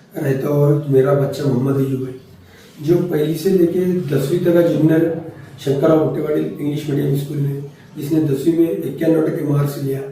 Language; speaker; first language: Hindi; non-native, local second language; Marathi